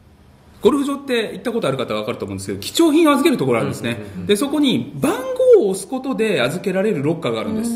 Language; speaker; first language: Japanese; native; Japanese